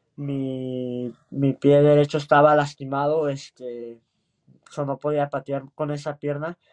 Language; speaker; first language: Spanish; early bilingual, heritage; Spanish